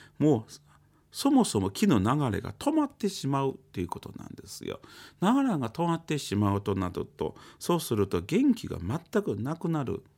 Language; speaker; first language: Japanese; native; Japanese